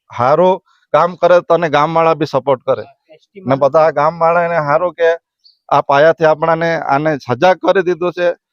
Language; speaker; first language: Gujarati; native; Gujarati